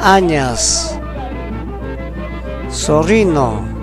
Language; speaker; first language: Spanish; non-native, local second language; Quechua